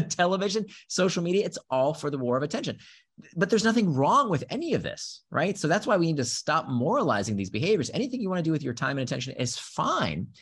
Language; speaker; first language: English; early bilingual, other home language; Hebrew